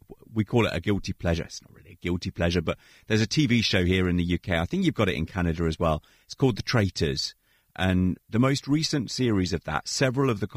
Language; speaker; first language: English; native; English